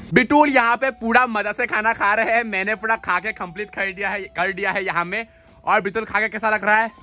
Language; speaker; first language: Hindi; non-native, local second language; Assamese